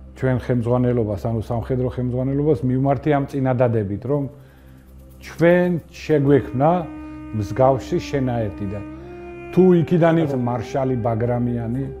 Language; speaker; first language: Georgian; non-native, local second language; Armenian